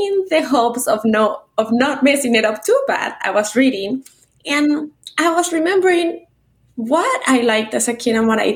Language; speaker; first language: English; non-native, fluent; Spanish